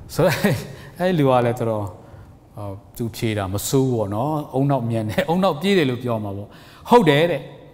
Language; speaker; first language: Burmese; non-native, local second language; Tedim Chin